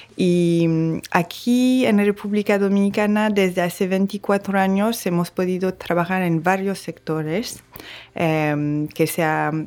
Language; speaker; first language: Spanish; non-native, fluent; French